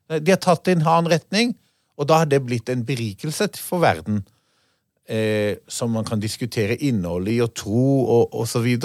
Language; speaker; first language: Norwegian; non-native, fluent; Hebrew